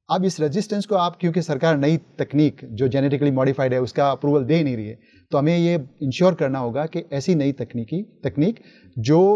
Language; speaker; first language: Hindi; native; Hindi